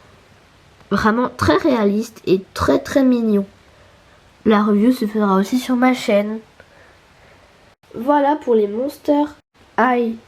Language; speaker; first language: French; native; French